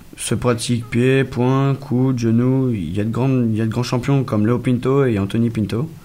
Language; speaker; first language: French; native; French